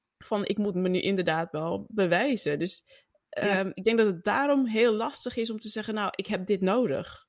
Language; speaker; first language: Dutch; native; Dutch